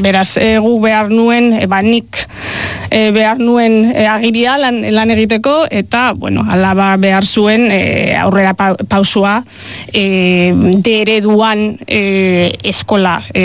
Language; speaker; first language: Basque; non-native, local second language; Spanish